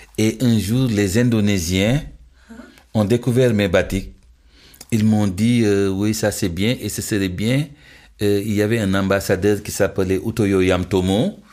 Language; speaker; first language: French; non-native, local second language; Wolof